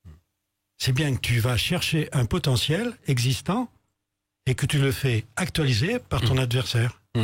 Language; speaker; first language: French; native; French